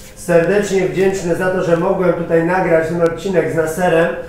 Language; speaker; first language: Polish; native; Polish